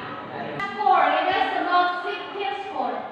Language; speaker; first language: English; non-native, learner; Indonesian